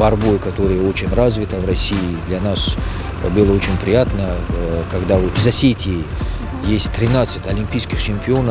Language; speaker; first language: Russian; non-native, local second language; Tajik